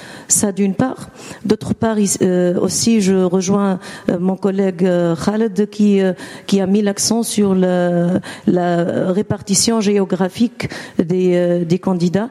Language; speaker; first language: French; non-native, local second language; Arabic